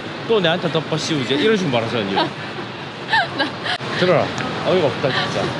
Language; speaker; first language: Korean; native; Korean